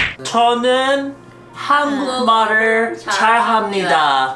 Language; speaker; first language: Korean; non-native, fluent; English